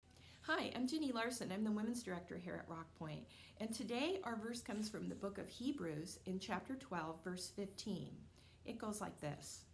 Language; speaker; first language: English; native; English